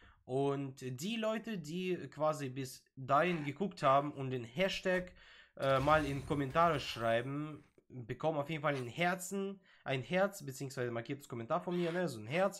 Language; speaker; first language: German; native; German